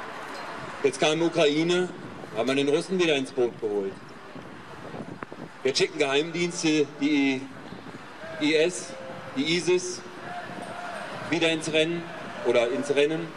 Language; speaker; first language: German; native; German